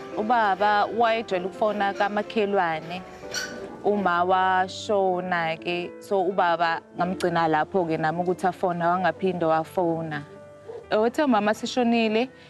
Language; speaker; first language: Zulu; native; Zulu